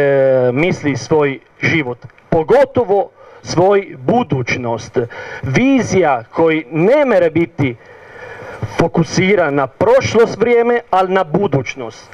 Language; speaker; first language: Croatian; non-native, learner; Italian